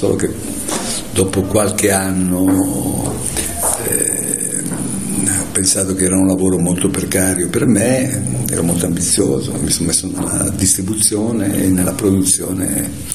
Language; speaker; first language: Italian; native; Italian